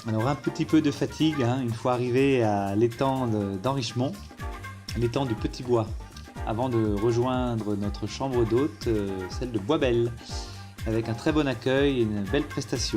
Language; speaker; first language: French; native; French